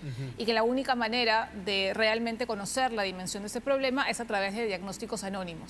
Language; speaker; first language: Spanish; native; Spanish